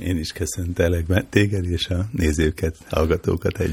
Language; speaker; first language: Hungarian; native; Hungarian